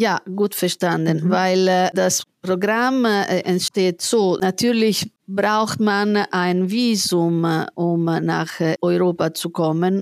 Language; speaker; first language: German; non-native, fluent; Italian